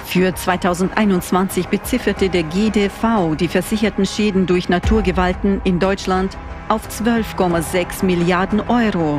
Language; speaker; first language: German; native; German